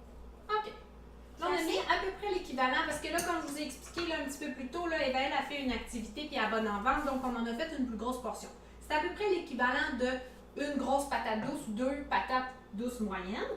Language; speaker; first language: French; native; French